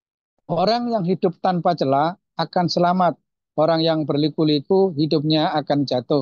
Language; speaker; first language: Indonesian; native; Indonesian